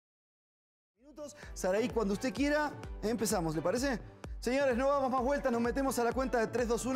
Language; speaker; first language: Spanish; native; Spanish